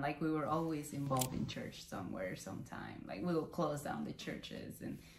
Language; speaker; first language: English; non-native, fluent; Spanish